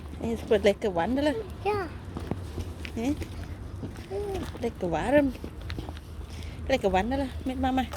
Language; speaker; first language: Dutch; non-native, learner; Thai